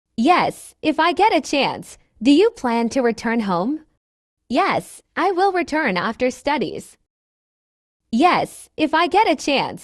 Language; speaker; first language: English; non-native, fluent; Burmese